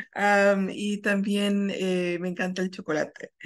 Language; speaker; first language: Spanish; non-native, fluent; English